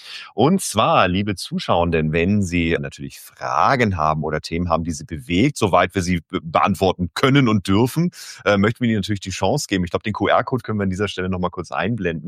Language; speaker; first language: German; native; German